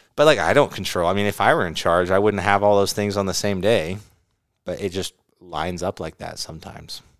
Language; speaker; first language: English; native; English